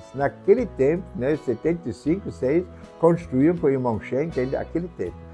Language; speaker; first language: Portuguese; non-native, fluent; German